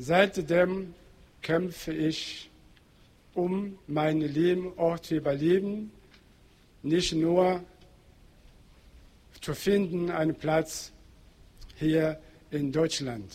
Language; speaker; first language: German; non-native, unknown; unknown